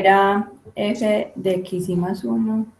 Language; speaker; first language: Spanish; native; Spanish